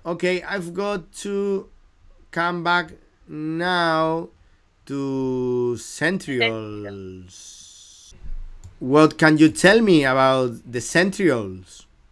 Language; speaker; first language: English; non-native, fluent; Galician